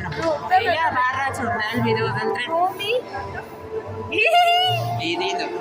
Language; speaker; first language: Spanish; native; Spanish